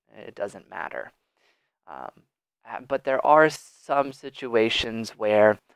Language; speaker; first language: English; native; English